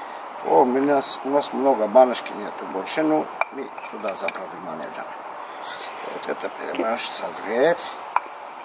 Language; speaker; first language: Russian; non-native, fluent; Armenian